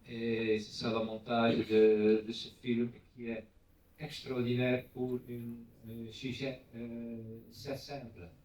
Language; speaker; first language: French; non-native, learner; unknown